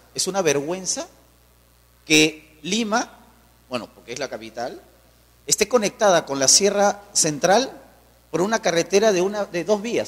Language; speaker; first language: Spanish; native; Spanish